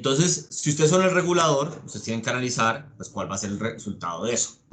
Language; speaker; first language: Spanish; native; Spanish